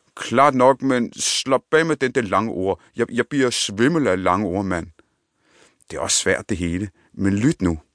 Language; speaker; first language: Danish; early bilingual, other home language; Punjabi